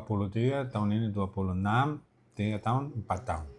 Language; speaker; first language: Indonesian; non-native, learner; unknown